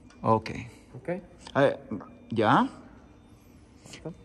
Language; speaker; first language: Italian; non-native, learner; Spanish